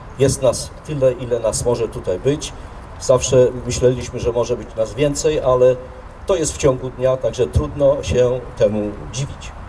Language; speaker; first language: Polish; native; Polish